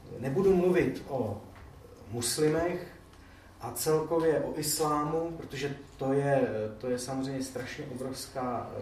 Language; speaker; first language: Czech; native; Czech